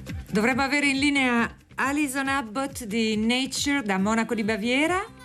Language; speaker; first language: Italian; native; Italian